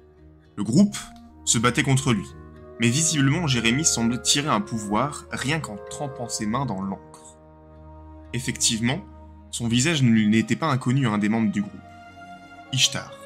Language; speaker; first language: French; native; French